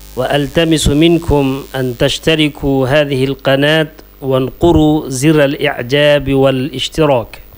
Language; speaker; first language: Arabic; non-native, fluent; Urdu